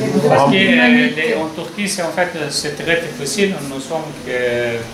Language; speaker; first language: French; non-native, learner; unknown